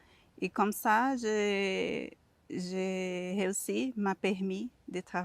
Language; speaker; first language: French; non-native, learner; Portuguese